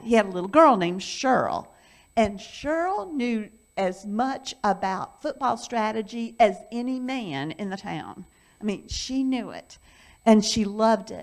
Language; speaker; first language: English; native; English